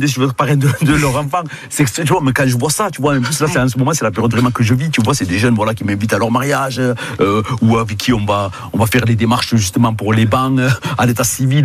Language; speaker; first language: French; native; French